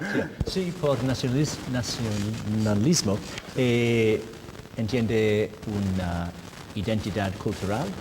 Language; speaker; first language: Spanish; non-native, learner; English